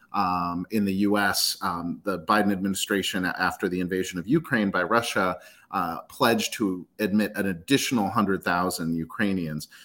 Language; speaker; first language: English; native; English